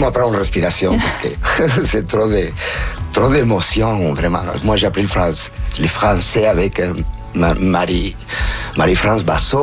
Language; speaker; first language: French; non-native, fluent; Spanish